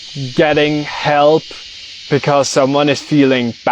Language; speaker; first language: English; non-native, fluent; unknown